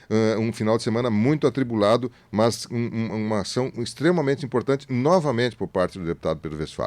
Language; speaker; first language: Portuguese; native; Portuguese